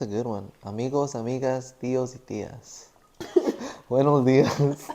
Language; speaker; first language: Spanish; early bilingual, heritage; Spanish